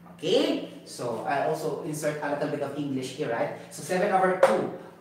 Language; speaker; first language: English; non-native, local second language; Cebuano